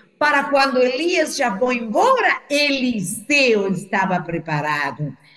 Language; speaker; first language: Portuguese; non-native, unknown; Spanish